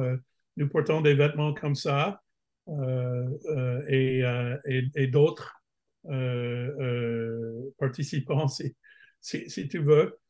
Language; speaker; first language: French; non-native, fluent; English